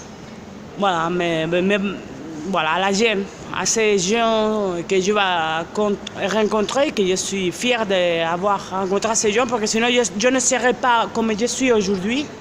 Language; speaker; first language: French; non-native, fluent; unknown